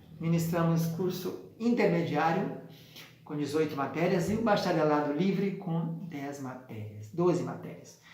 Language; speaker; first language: Portuguese; native; Portuguese